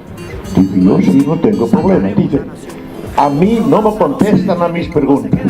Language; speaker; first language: Spanish; non-native, fluent; Dutch